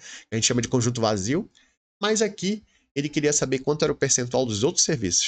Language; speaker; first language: Portuguese; native; Portuguese